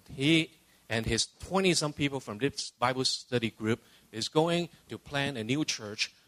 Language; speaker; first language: English; non-native, local second language; Cantonese